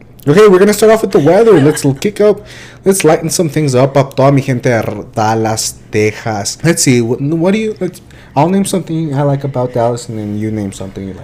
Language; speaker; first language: English; early bilingual, other home language; Spanish